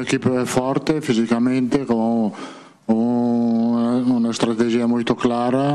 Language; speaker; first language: Portuguese; non-native, fluent; Italian